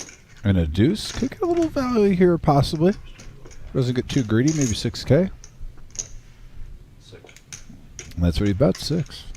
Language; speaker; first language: English; native; English